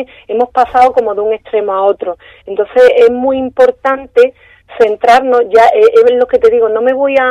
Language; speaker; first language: Spanish; native; Spanish